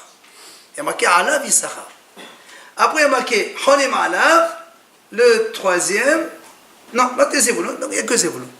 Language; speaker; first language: French; native; French